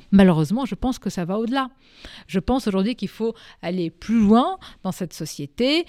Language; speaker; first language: French; non-native, local second language; Arabic